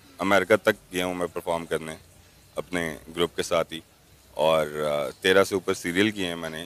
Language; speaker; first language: Urdu; non-native, local second language; Punjabi